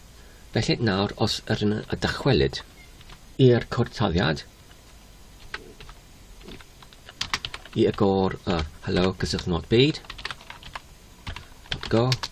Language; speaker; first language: Welsh; non-native, learner; English